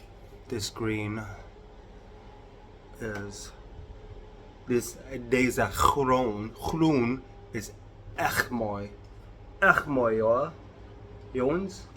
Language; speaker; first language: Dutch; non-native, learner; English